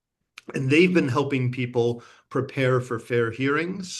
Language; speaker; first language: English; native; English